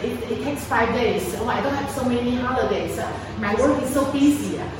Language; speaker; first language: English; non-native, fluent; Chinese